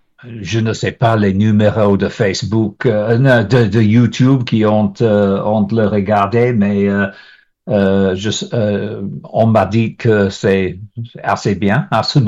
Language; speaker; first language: French; non-native, learner; English